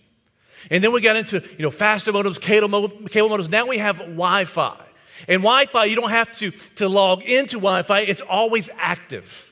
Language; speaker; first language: English; native; English